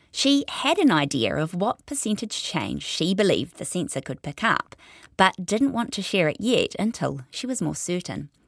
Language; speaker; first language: English; native; English